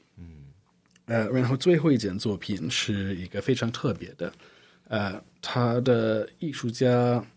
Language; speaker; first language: Chinese; non-native, fluent; English